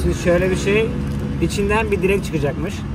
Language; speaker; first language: Turkish; native; Turkish